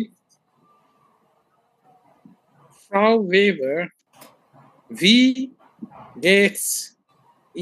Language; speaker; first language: German; non-native, learner; Bangla